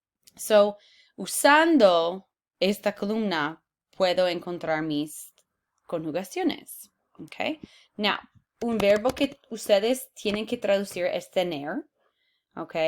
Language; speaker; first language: Spanish; non-native, fluent; English